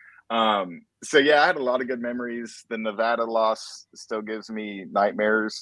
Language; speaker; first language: English; native; English